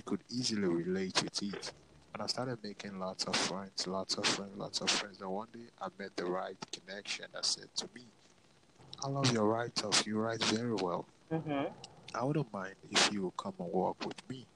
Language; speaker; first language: English; non-native, local second language; Igbo